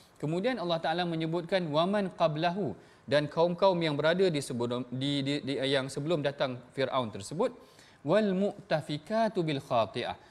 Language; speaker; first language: Malay; native; Malay